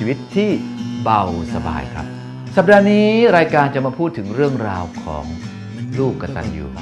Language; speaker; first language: Thai; native; Thai